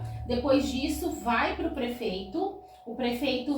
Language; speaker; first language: Portuguese; native; Portuguese